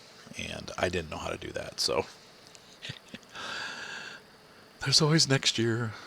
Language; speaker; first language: English; native; English